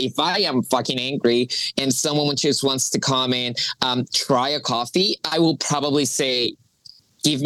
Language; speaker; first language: English; non-native, fluent; Spanish